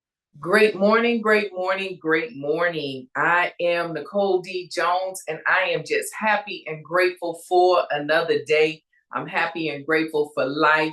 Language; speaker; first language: English; native; English